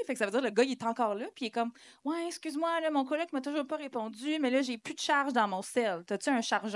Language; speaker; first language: French; native; French